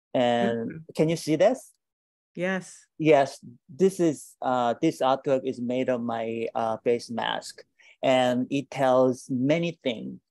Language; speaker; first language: English; non-native, learner; Korean